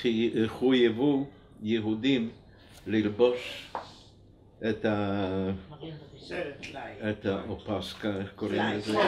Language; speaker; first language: Hebrew; non-native, fluent; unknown